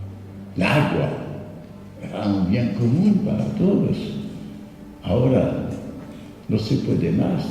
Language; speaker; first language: Spanish; non-native, fluent; French